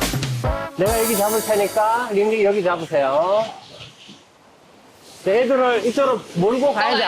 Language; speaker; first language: Korean; native; Korean